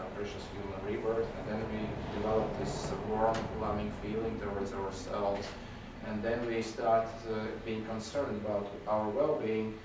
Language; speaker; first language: English; non-native, fluent; Latvian